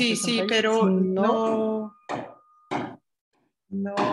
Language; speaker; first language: Spanish; non-native, learner; Portuguese